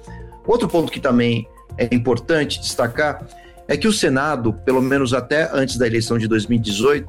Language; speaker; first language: Portuguese; native; Portuguese